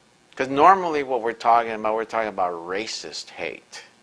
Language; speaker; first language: English; early bilingual, other home language; Spanish